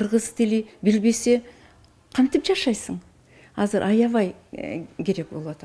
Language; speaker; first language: Kyrgyz; non-native, local second language; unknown